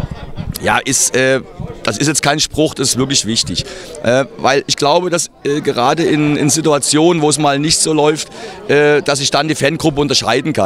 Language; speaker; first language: German; native; German